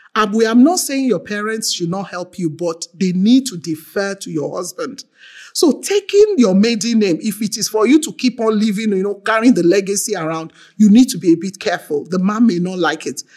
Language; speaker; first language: English; non-native, local second language; Yoruba